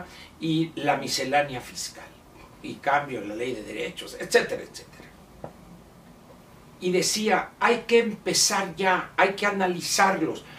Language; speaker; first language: Spanish; native; Spanish